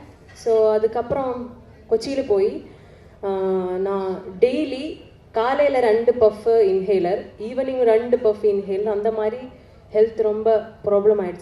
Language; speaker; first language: Tamil; non-native, learner; Malayalam